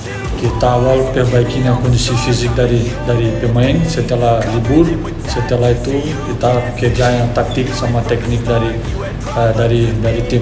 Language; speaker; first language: Indonesian; non-native, fluent; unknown